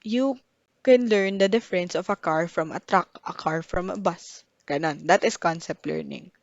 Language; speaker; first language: English; non-native, local second language; Filipino